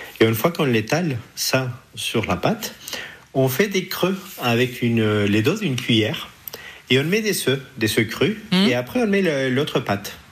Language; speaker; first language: French; non-native, fluent; Spanish